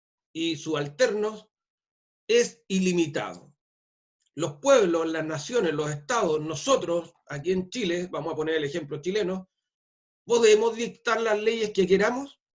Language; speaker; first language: Spanish; native; Spanish